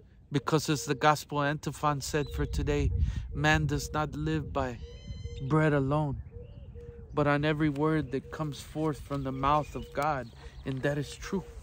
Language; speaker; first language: English; native; English